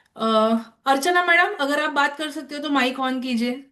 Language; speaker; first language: Hindi; non-native, local second language; Marathi